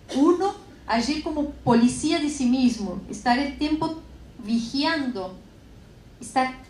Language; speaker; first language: Spanish; non-native, fluent; Portuguese